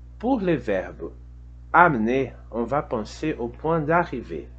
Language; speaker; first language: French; non-native, fluent; Portuguese